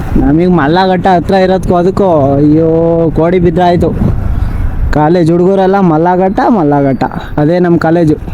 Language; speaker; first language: Kannada; non-native, local second language; Marathi